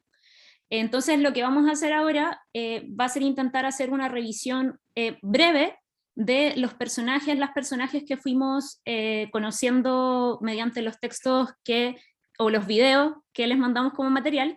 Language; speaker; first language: Spanish; native; Spanish